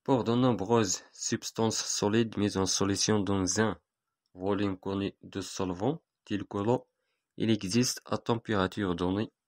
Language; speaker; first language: French; non-native, local second language; Arabic